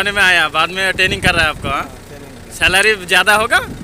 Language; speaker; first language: Hindi; non-native, learner; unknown